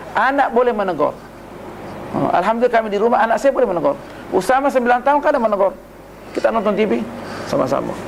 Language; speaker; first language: Malay; non-native, local second language; Buginese